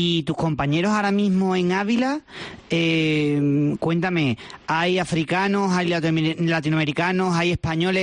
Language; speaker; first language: Spanish; native; Spanish